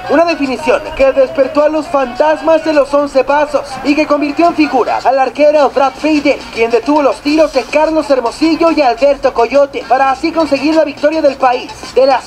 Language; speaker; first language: Spanish; native; Spanish